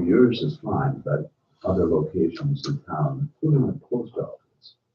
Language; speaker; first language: English; native; English